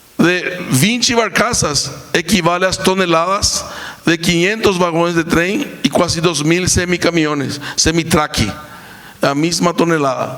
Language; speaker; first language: Portuguese; non-native, fluent; Spanish